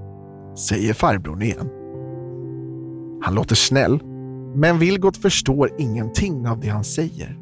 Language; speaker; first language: Swedish; native; Swedish